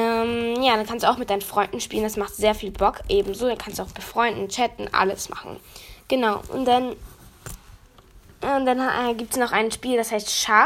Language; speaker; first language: German; native; German